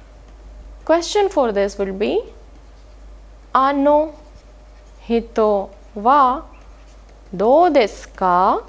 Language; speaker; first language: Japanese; non-native, fluent; Hindi